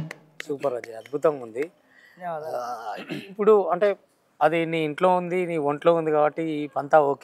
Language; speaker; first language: Telugu; native; Telugu